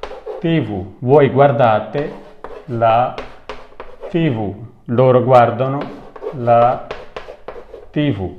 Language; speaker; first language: Italian; non-native, fluent; Urdu